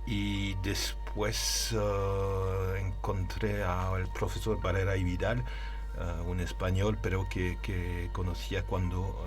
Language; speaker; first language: Spanish; non-native, learner; French